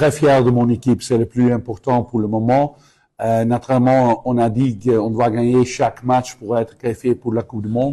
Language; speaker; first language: French; non-native, fluent; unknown